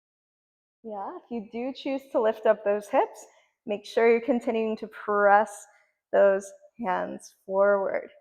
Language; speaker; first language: English; native; English